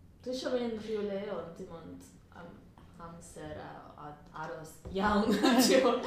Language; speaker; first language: Welsh; non-native, learner; Spanish